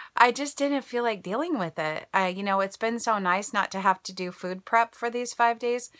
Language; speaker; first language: English; native; English